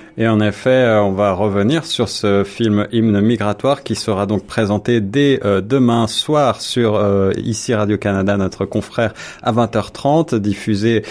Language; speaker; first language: French; native; French